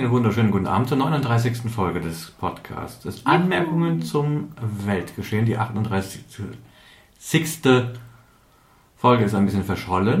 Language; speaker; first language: German; native; German